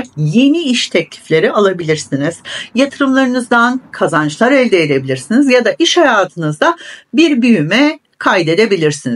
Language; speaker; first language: Turkish; native; Turkish